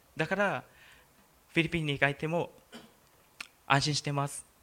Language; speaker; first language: Japanese; non-native, learner; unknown